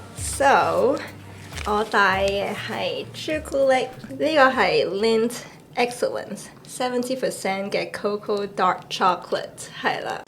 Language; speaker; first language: Cantonese; early bilingual, heritage; Cantonese